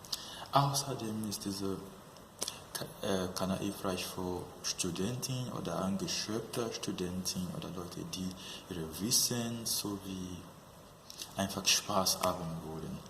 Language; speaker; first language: German; non-native, fluent; Yoruba